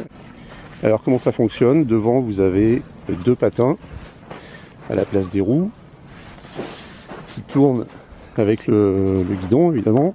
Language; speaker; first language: French; native; French